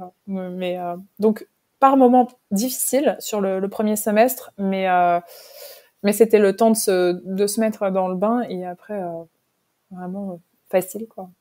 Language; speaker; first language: French; native; French